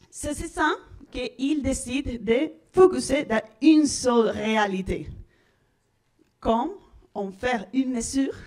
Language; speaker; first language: French; non-native, learner; Spanish